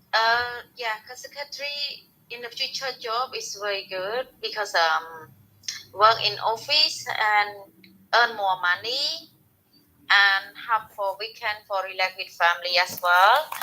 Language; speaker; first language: English; non-native, learner; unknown